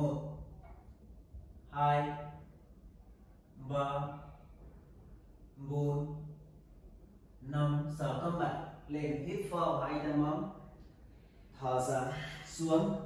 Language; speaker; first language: Vietnamese; non-native, learner; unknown